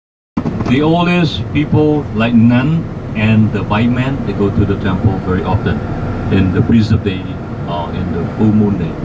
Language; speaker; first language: English; non-native, learner; Khmer